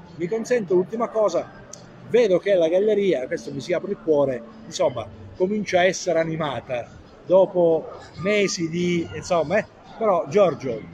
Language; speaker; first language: Italian; native; Italian